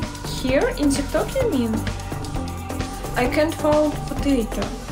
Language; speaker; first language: English; non-native, learner; Russian